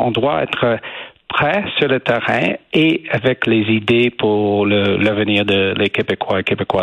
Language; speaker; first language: French; non-native, learner; English